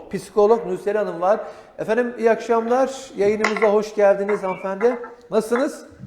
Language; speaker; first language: Turkish; native; Turkish